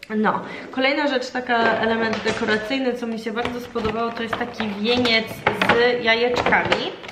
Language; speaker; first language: Polish; early bilingual, heritage; Polish